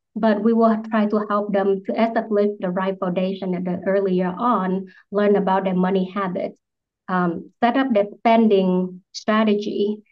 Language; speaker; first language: English; non-native, fluent; Vietnamese